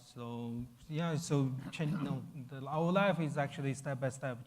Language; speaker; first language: English; non-native, fluent; Chinese